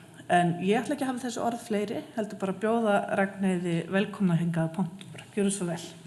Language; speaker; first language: Icelandic; native; Icelandic